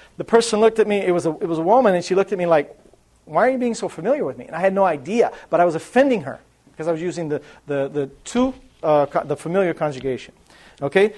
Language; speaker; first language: English; native; English